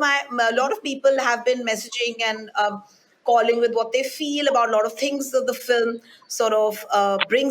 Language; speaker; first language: English; non-native, local second language; Hindi